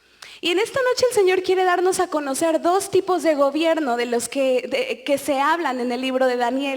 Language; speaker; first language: Spanish; native; Spanish